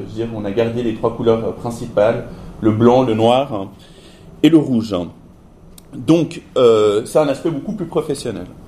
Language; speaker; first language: French; native; French